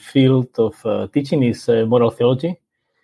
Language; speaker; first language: English; non-native, fluent; Spanish